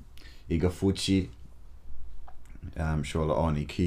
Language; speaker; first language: Chinese; non-native, learner; English